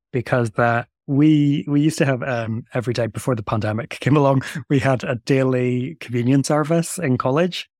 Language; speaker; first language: English; native; English